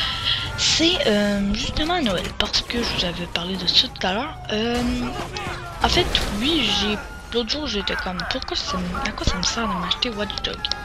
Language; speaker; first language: French; native; French